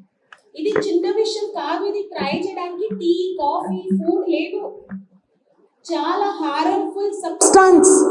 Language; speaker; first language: Telugu; non-native, fluent; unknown